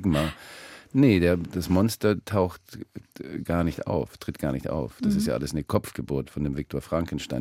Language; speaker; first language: German; early bilingual, heritage; German